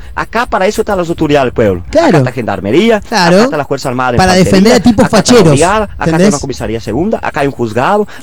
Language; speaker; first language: Spanish; native; Spanish